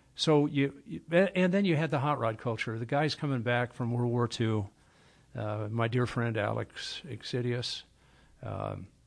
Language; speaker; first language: English; native; English